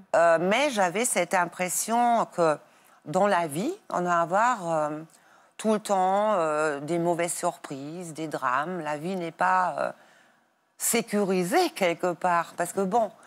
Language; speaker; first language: French; non-native, fluent; German